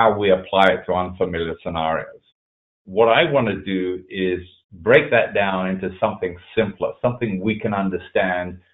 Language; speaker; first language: English; native; English